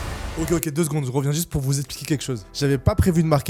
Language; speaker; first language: French; native; French